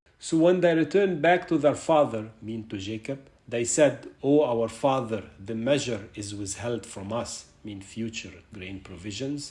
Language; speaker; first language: English; non-native, fluent; Arabic